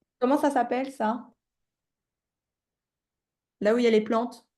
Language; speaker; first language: French; native; French